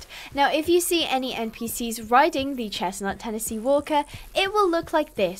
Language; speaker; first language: English; native; English